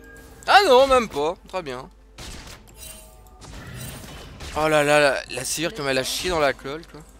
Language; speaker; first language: French; native; French